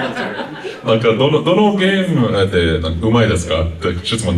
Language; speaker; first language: Japanese; non-native, fluent; English